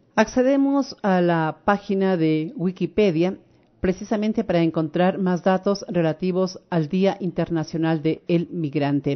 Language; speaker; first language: Spanish; native; Spanish